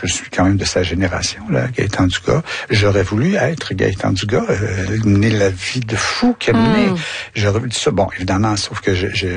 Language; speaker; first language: French; native; French